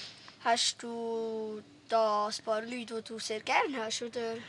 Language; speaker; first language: German; native; German